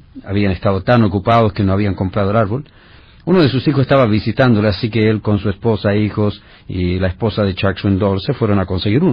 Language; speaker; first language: Spanish; native; Spanish